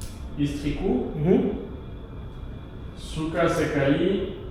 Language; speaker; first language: Indonesian; non-native, learner; English